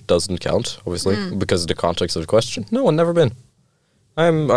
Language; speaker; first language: English; non-native, fluent; Norwegian